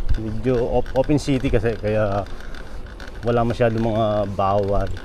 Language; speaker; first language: Filipino; native; Filipino